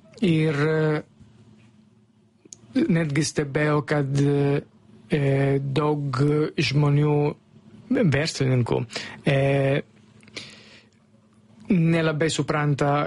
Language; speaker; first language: Lithuanian; non-native, learner; Italian